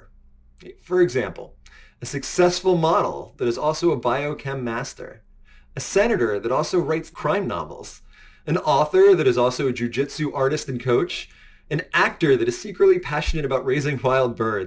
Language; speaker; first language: English; native; English